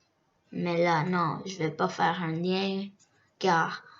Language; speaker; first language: French; early bilingual, other home language; Korean